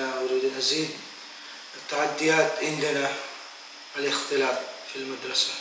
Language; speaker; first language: Arabic; non-native, fluent; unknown